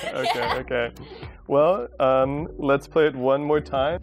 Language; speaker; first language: English; native; English